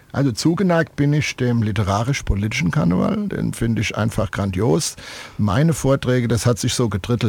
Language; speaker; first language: German; native; German